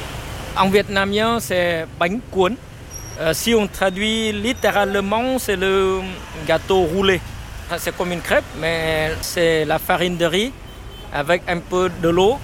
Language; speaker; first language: French; non-native, fluent; Vietnamese